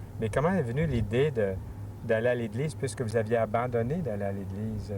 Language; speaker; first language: French; native; French